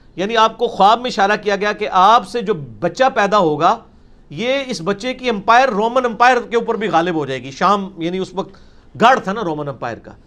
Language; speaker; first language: Urdu; native; Urdu